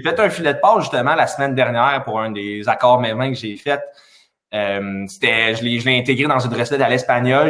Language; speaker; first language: French; native; French